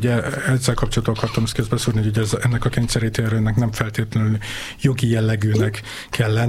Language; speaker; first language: Hungarian; native; Hungarian